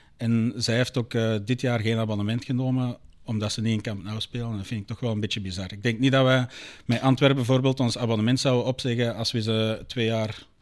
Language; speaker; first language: Dutch; native; Dutch